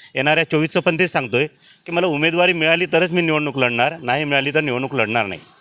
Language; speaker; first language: Marathi; native; Marathi